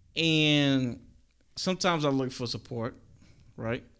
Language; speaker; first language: English; native; English